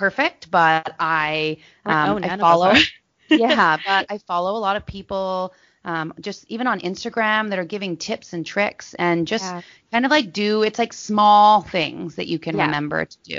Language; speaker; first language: English; native; English